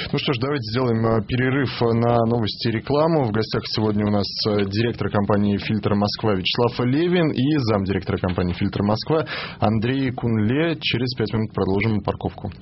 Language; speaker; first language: Russian; native; Russian